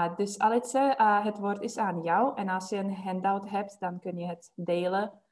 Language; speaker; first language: Dutch; non-native, fluent; Czech